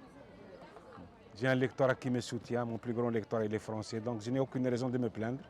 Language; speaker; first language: French; non-native, local second language; Arabic